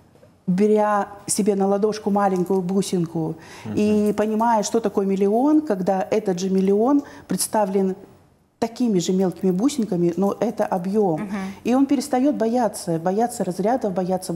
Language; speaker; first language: Russian; native; Russian